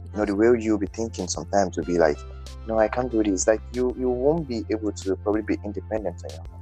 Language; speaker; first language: English; non-native, local second language; Yoruba